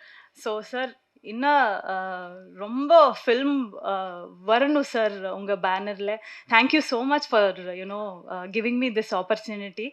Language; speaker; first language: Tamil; non-native, learner; Kannada